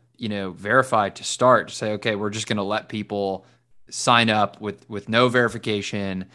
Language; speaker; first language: English; native; English